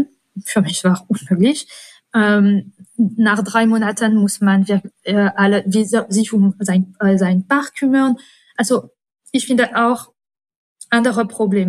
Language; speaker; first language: German; non-native, fluent; French